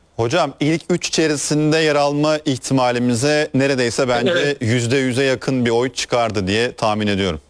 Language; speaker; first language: Turkish; native; Turkish